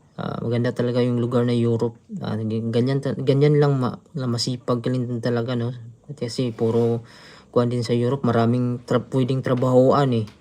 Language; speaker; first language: Filipino; native; Filipino